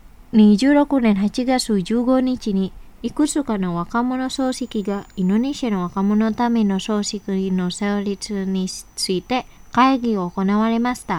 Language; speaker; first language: Japanese; non-native, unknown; Indonesian